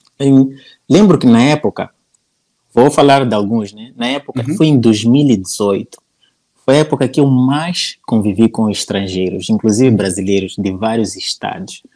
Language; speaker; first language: Portuguese; native; Portuguese